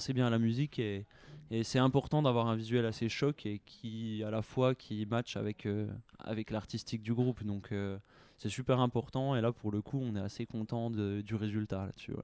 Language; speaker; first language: French; native; French